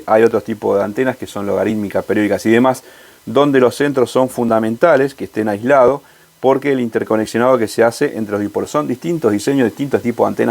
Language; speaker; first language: Spanish; native; Spanish